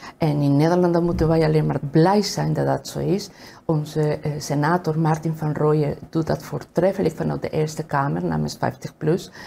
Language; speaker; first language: Dutch; non-native, fluent; Spanish